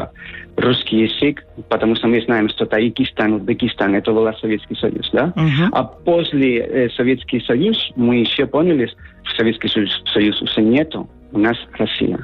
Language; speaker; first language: Russian; non-native, fluent; Spanish